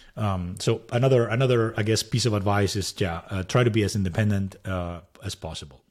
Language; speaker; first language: English; non-native, fluent; Spanish